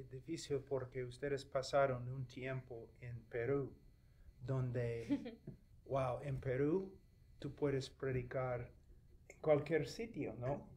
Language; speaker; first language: Spanish; non-native, fluent; English